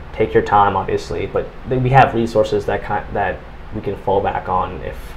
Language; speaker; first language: English; native; English